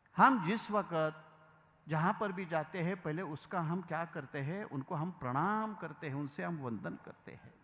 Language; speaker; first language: Hindi; non-native, local second language; Marathi